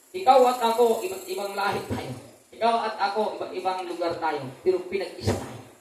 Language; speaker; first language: Filipino; non-native, local second language; Cebuano